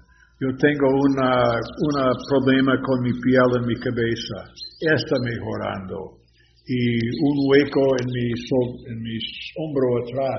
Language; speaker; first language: Spanish; non-native, learner; English